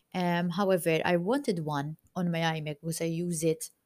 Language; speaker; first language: English; non-native, fluent; Maltese